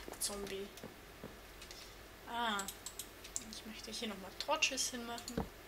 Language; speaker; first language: German; native; German